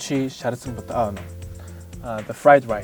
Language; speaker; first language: English; non-native, fluent; Korean